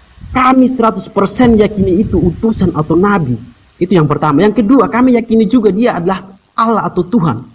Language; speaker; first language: Indonesian; native; Indonesian